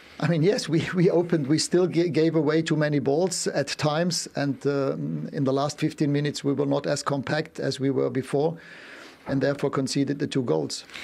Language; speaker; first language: English; non-native, fluent; German